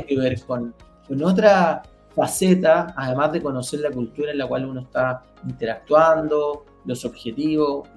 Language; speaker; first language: Spanish; native; Spanish